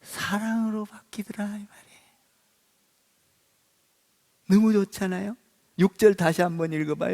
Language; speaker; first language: Korean; native; Korean